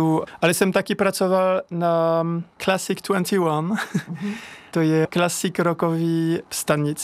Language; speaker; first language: Czech; non-native, learner; French